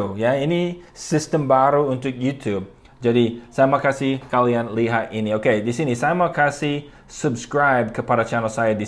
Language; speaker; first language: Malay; non-native, fluent; English